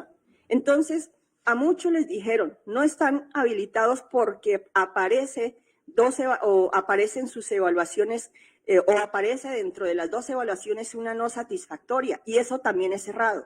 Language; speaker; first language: Spanish; native; Spanish